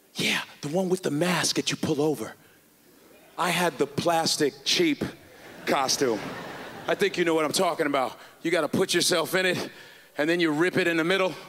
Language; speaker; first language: English; native; English